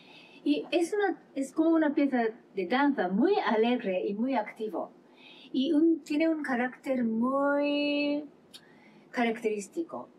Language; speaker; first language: Spanish; non-native, learner; Japanese